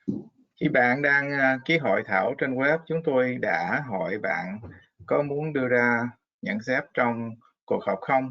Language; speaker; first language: Vietnamese; non-native, fluent; English